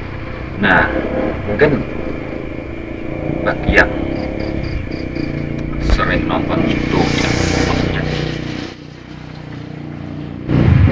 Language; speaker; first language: Indonesian; non-native, local second language; Javanese